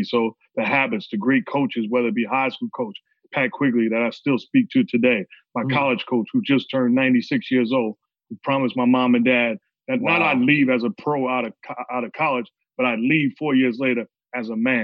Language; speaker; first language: English; native; English